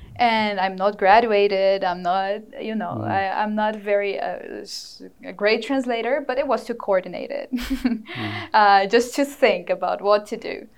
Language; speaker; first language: English; non-native, fluent; Portuguese